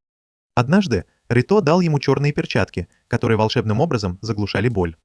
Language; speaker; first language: Russian; native; Russian